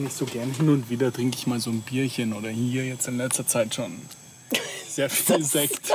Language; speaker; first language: German; native; German